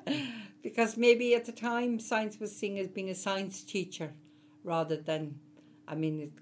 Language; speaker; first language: English; native; English